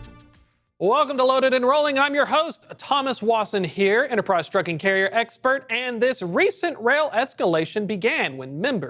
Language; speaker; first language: English; native; English